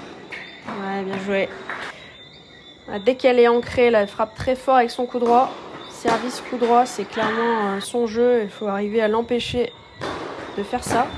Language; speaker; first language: French; native; French